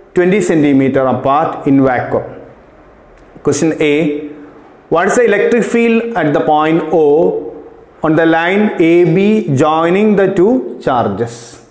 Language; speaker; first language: English; non-native, local second language; Malayalam